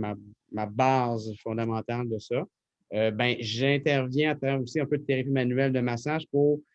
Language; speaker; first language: French; native; French